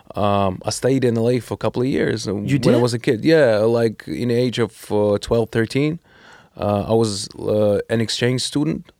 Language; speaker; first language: English; non-native, fluent; Russian